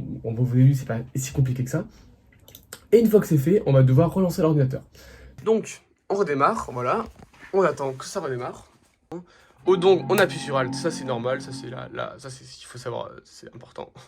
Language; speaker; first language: French; native; French